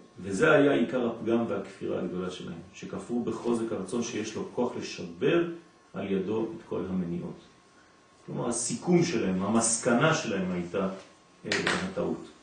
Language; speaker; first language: Hebrew; non-native, fluent; French